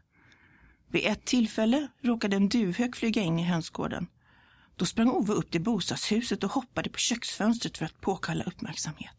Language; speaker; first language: Swedish; early bilingual, other home language; English